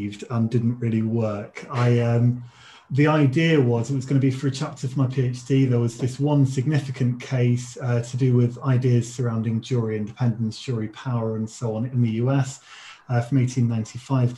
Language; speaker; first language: English; native; English